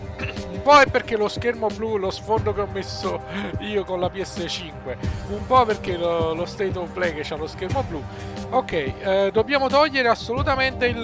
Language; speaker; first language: Italian; native; Italian